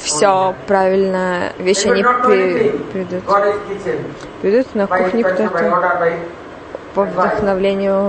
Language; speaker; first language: Russian; native; Russian